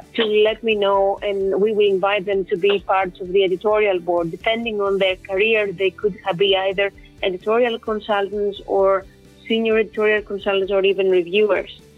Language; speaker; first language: English; non-native, fluent; Greek